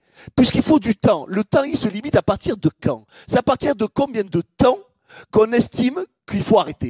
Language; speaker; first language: French; native; French